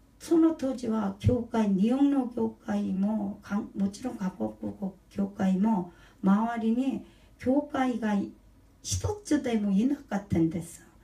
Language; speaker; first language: Japanese; non-native, learner; Korean